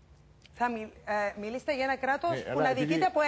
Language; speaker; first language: Greek; native; Greek